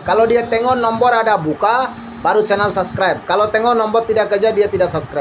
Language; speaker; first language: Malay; non-native, learner; Bangla